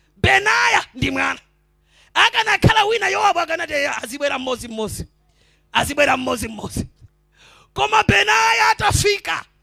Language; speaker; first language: Nyanja; non-native, local second language; Tumbuka